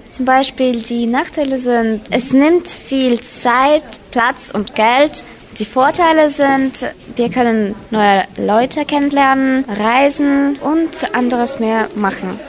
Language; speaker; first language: German; non-native, fluent; Russian